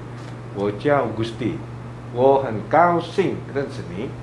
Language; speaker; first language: Chinese; non-native, learner; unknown